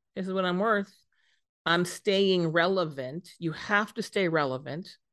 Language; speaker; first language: English; native; English